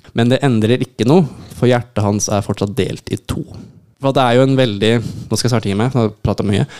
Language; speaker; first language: Norwegian; native; Norwegian